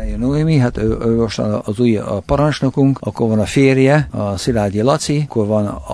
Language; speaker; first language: Hungarian; early bilingual, heritage; Hungarian